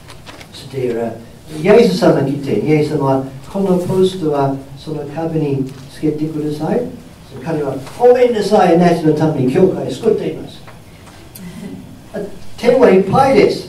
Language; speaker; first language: Japanese; non-native, fluent; English